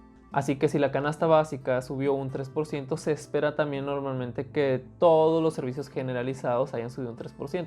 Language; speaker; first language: Spanish; native; Spanish